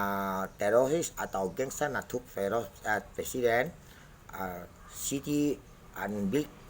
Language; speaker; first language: English; non-native, learner; Indonesian